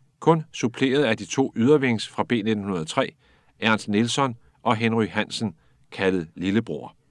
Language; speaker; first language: Danish; native; Danish